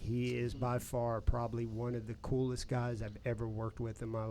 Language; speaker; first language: English; native; English